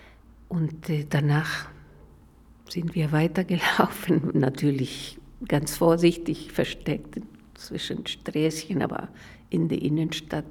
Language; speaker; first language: German; non-native, fluent; Spanish